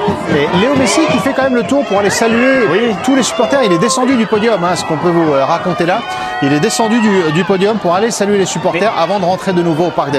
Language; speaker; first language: French; native; French